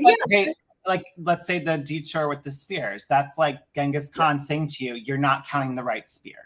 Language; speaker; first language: English; native; English